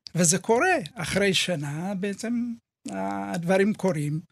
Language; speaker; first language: Hebrew; early bilingual, other home language; Amharic